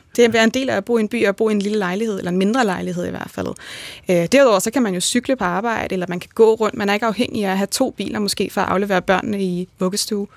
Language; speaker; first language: Danish; native; Danish